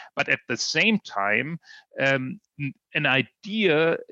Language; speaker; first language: English; non-native, fluent; German